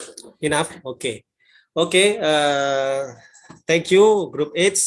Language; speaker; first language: English; non-native, learner; Indonesian